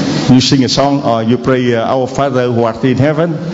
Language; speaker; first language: English; non-native, learner; Vietnamese